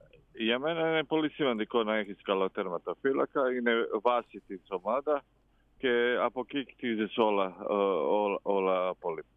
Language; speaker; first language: Greek; non-native, fluent; Croatian